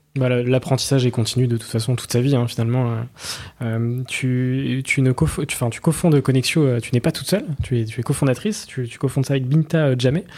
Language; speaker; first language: French; native; French